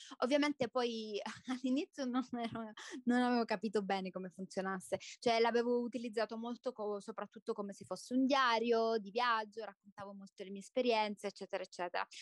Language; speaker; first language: Italian; native; Italian